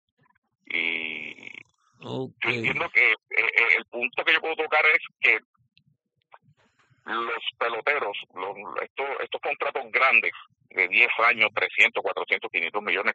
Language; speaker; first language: Spanish; native; Spanish